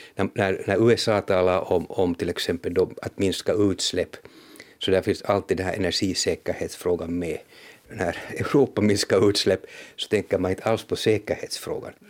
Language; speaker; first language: Swedish; native; Swedish